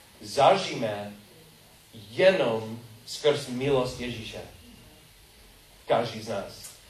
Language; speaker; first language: Czech; non-native, learner; English